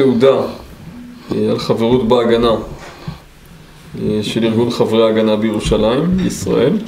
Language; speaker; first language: Hebrew; native; Hebrew